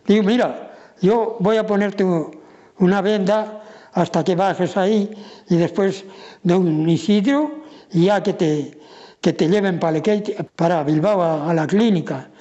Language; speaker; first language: Spanish; non-native, local second language; Galician